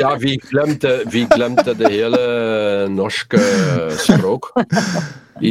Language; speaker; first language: Norwegian; non-native, learner; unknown